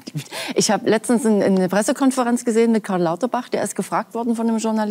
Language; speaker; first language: German; native; German